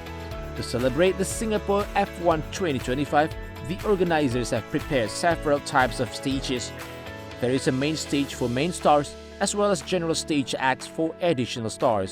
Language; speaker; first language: English; non-native, fluent; Indonesian